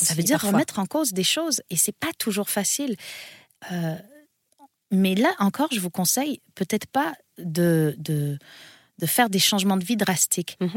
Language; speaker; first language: French; native; French